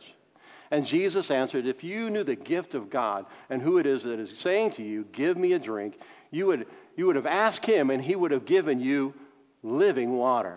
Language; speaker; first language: English; native; English